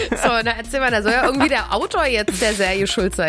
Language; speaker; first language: German; native; German